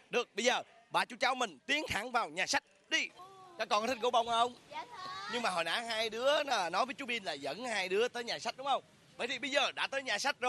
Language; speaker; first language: Vietnamese; native; Vietnamese